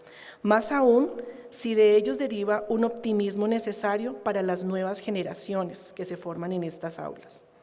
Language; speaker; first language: Spanish; native; Spanish